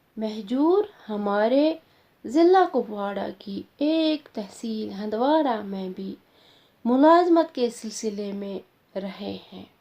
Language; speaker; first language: Urdu; non-native, local second language; Kashmiri